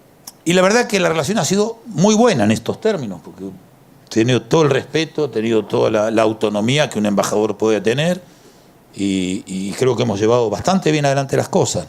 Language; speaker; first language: Spanish; native; Spanish